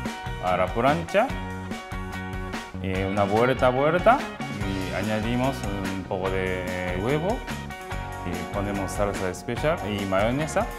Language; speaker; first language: Spanish; non-native, learner; Japanese